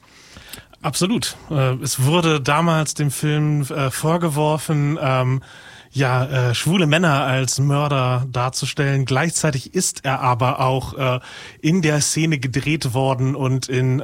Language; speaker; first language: German; native; German